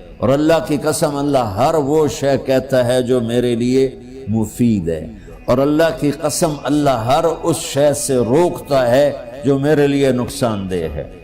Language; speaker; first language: Urdu; non-native, local second language; Punjabi